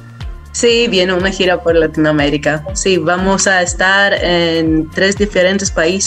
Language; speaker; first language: Spanish; non-native, fluent; Greek